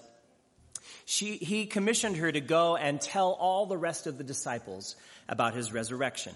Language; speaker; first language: English; native; English